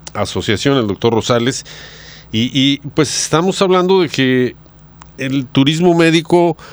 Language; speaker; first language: Spanish; native; Spanish